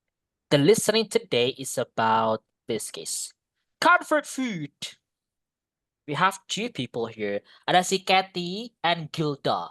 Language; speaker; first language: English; non-native, fluent; Indonesian